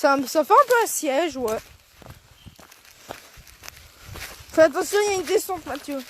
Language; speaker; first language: French; native; French